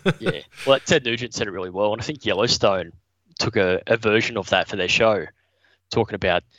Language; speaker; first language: English; native; English